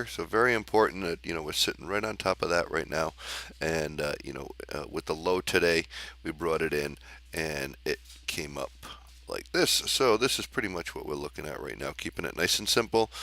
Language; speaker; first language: English; native; English